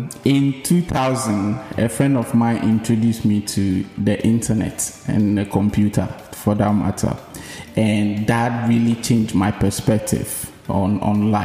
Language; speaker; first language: English; non-native, local second language; Akan